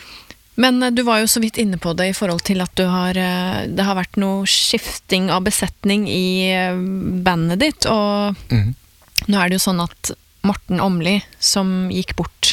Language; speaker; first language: Norwegian; native; Norwegian